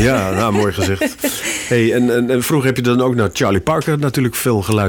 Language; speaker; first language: Dutch; native; Dutch